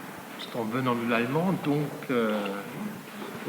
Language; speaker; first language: French; non-native, fluent; German